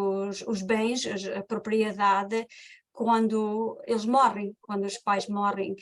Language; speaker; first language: Portuguese; early bilingual, heritage; Portuguese